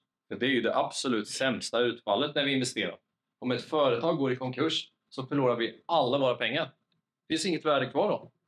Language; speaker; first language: Swedish; native; Swedish